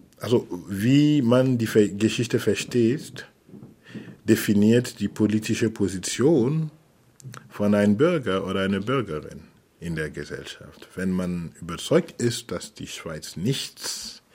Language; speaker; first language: German; non-native, fluent; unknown